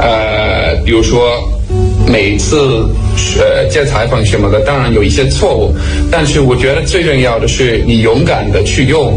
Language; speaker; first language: Chinese; non-native, fluent; Danish